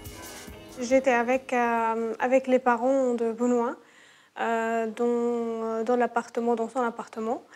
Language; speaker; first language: French; non-native, learner; Arabic